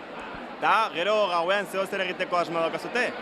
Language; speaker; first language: Basque; native; Basque